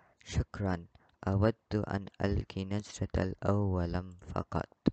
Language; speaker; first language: Arabic; non-native, learner; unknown